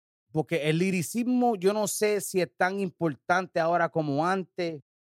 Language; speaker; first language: Spanish; early bilingual, heritage; Spanish